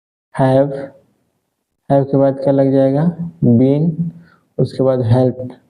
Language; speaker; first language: Hindi; native; Hindi